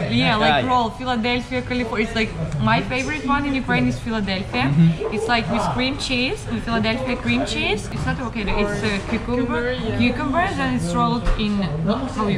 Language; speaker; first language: English; non-native, fluent; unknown